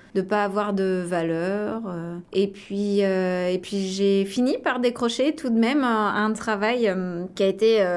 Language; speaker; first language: French; native; French